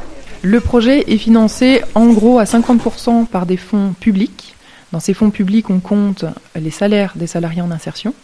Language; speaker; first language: French; native; French